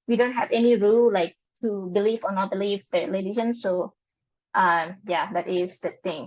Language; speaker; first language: English; non-native, learner; Lao